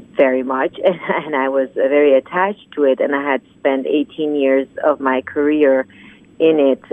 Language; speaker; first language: English; non-native, fluent; Persian